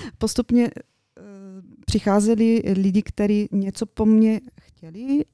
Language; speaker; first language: Czech; non-native, fluent; Bulgarian